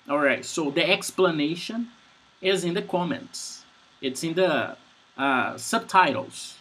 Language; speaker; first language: English; non-native, fluent; Portuguese